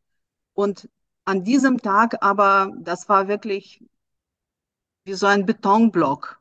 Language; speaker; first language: German; non-native, fluent; Russian